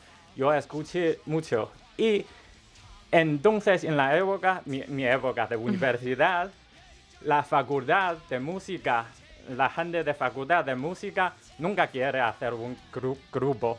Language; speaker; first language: Spanish; non-native, learner; Chinese